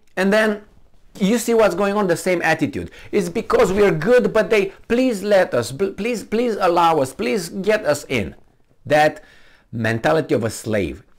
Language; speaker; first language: English; non-native, fluent; Romanian